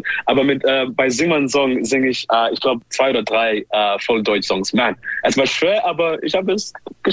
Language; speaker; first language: German; non-native, learner; English